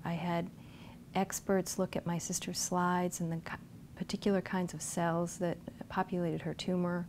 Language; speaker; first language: English; native; English